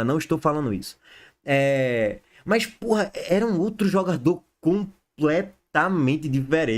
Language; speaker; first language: Portuguese; native; Portuguese